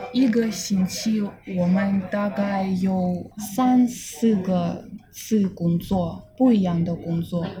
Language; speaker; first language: Chinese; non-native, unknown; Russian